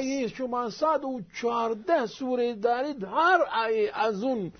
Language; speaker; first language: Persian; non-native, fluent; Arabic